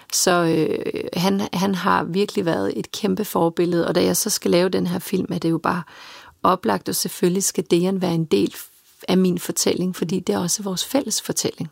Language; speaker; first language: Danish; early bilingual, other home language; Serbian